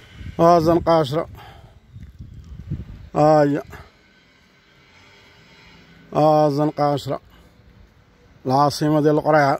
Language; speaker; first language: Arabic; native; Arabic